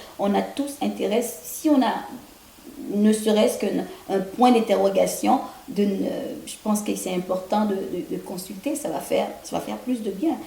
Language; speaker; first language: French; non-native, local second language; Haitian Creole